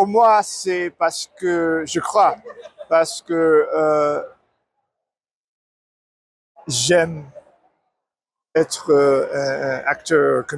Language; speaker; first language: French; non-native, learner; English